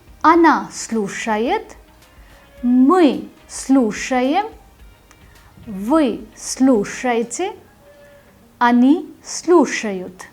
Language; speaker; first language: Russian; non-native, fluent; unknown